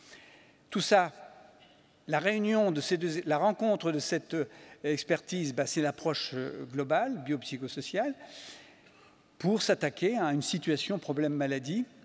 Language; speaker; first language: French; native; French